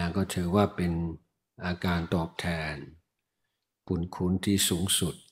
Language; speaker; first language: Thai; non-native, fluent; English